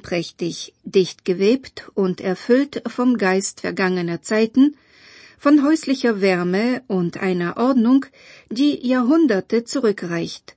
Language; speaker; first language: German; non-native, fluent; Bulgarian